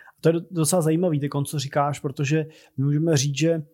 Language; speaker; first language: Czech; native; Czech